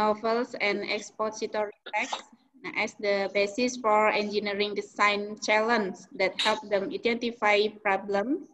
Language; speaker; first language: English; non-native, learner; Indonesian